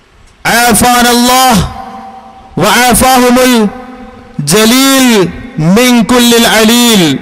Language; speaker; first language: Arabic; non-native, fluent; Malayalam